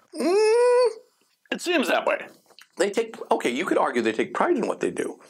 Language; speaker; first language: English; native; English